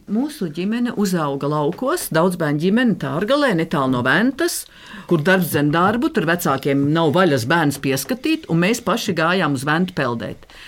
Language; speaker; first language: Latvian; native; Latvian